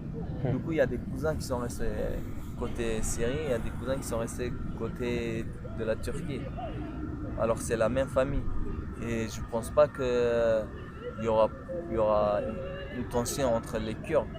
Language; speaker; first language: French; non-native, local second language; Kurdish